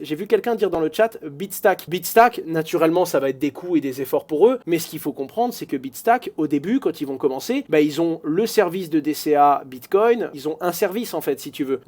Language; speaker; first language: French; native; French